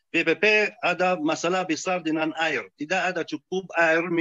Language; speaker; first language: Indonesian; non-native, fluent; Arabic